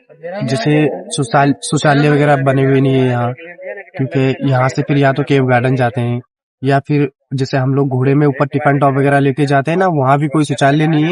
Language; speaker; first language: Hindi; native; Hindi